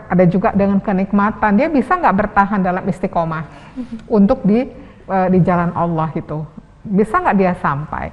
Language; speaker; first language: Indonesian; native; Indonesian